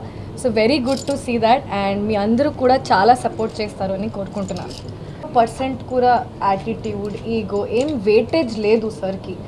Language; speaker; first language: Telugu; non-native, local second language; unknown